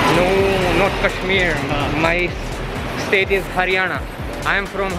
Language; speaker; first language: English; non-native, local second language; Hindi